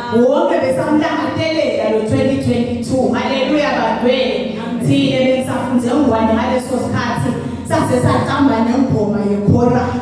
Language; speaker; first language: Zulu; non-native, local second language; Swati